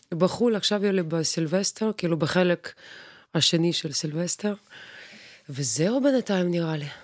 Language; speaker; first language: Hebrew; non-native, fluent; Russian